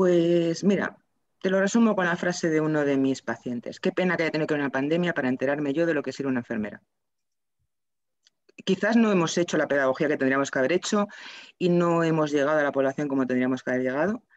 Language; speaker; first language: Spanish; native; Spanish